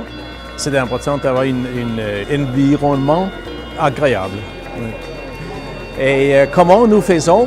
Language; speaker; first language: French; non-native, learner; Danish